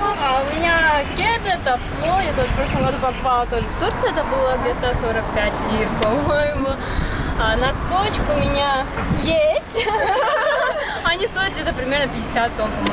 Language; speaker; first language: Russian; native; Russian